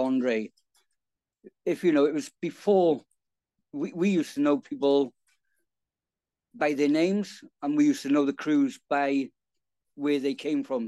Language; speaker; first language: English; native; English